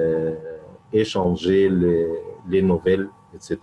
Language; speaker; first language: French; non-native, fluent; Arabic